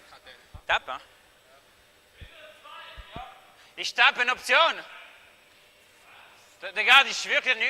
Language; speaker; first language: German; non-native, fluent; French